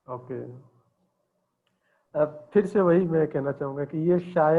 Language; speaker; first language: Hindi; native; Hindi